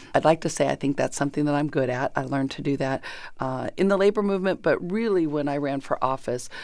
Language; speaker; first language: English; native; English